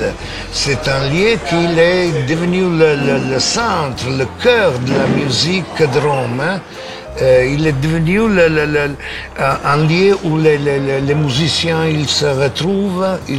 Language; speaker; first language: French; non-native, fluent; Italian